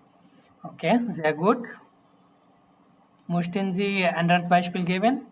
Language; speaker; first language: German; non-native, fluent; Bangla